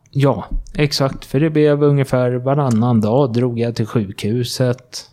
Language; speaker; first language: Swedish; native; Swedish